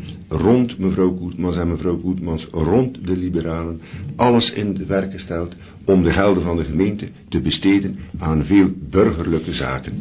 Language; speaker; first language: Dutch; native; Dutch